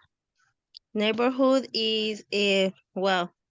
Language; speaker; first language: English; non-native, learner; Spanish